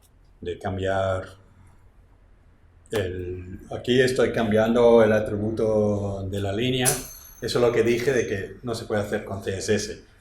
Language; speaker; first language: Spanish; non-native, fluent; English